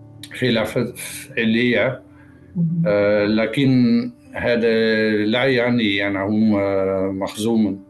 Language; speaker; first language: Arabic; non-native, learner; Dutch